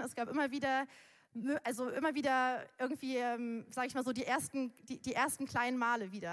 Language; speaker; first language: German; native; German